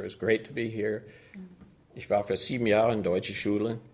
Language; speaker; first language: German; early bilingual, other home language; English